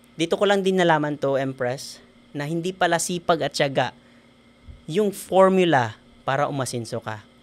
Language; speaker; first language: Filipino; non-native, local second language; Hiligaynon